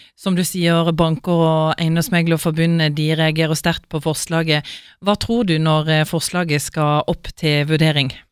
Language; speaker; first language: Norwegian; native; Norwegian